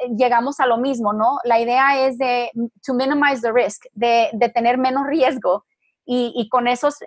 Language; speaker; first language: Spanish; early bilingual, heritage; Spanish